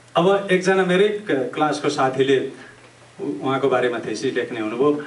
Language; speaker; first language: Nepali; native; Nepali